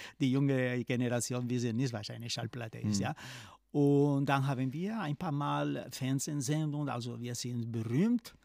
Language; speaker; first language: German; non-native, fluent; Spanish